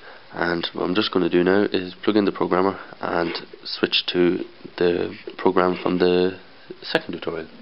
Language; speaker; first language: English; native; English